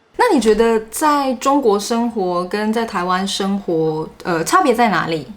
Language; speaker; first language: Chinese; native; Chinese